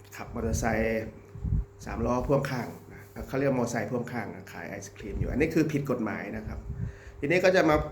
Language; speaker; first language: Thai; native; Thai